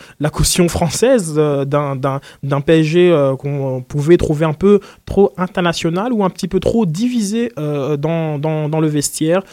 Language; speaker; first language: French; native; French